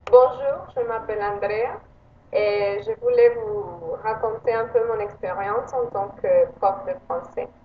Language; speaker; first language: French; non-native, fluent; Spanish